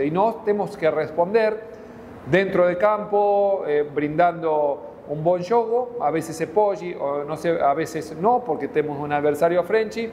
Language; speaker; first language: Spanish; non-native, fluent; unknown